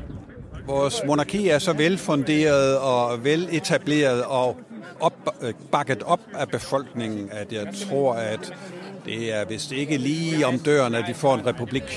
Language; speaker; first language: Danish; native; Danish